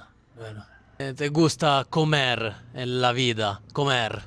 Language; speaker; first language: Spanish; non-native, learner; Italian